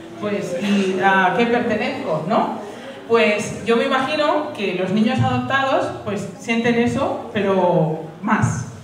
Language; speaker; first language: Spanish; native; Spanish